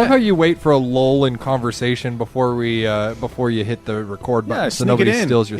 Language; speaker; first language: English; native; English